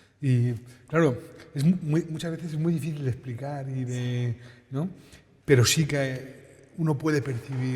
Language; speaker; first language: Spanish; native; Spanish